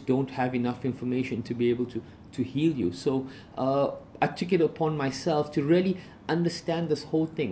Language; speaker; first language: English; native; English